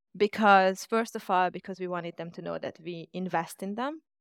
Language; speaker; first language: English; non-native, fluent; Hungarian